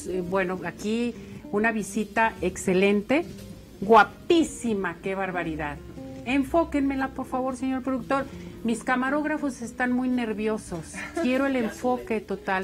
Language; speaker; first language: Spanish; native; Spanish